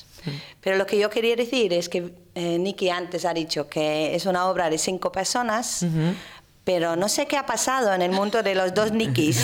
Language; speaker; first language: Spanish; non-native, fluent; English